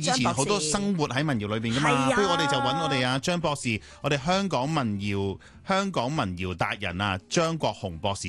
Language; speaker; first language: Cantonese; native; Cantonese